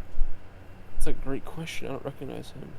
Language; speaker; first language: English; native; English